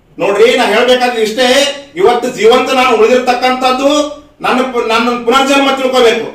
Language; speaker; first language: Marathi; non-native, local second language; Kannada